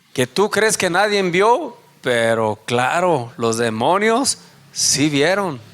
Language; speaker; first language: Spanish; native; Spanish